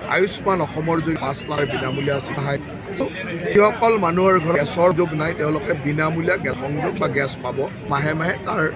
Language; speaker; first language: Assamese; native; Assamese